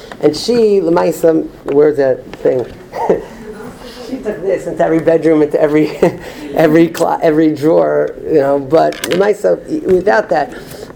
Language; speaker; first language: English; native; English